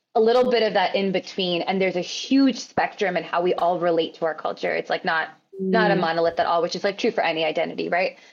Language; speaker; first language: English; native; English